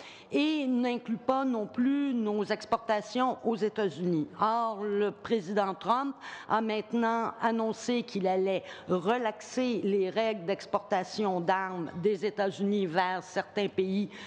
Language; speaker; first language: French; native; French